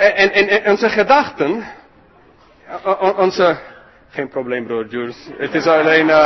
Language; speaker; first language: Dutch; non-native, fluent; English